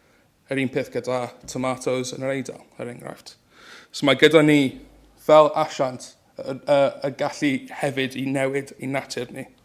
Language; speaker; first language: Welsh; native; Welsh